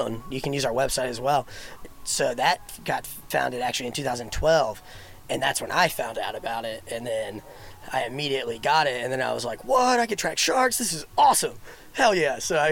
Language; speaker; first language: English; native; English